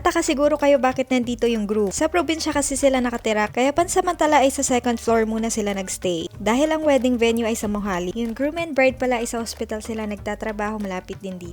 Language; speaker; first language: Filipino; native; Filipino